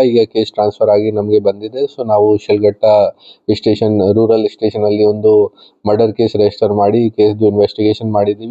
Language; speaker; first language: Kannada; non-native, fluent; Hindi